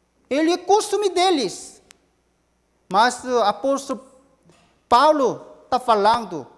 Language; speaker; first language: Portuguese; non-native, learner; Korean